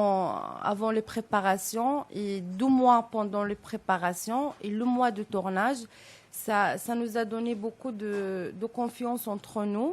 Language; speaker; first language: French; non-native, local second language; Arabic